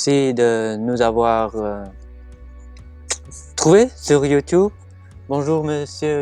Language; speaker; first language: French; non-native, fluent; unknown